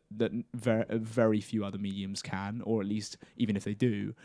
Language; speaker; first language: English; native; English